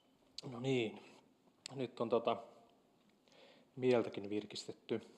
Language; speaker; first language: Finnish; native; Finnish